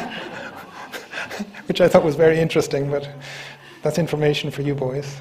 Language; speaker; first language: English; native; English